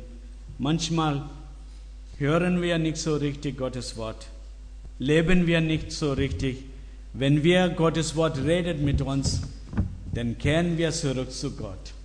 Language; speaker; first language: German; non-native, learner; Tamil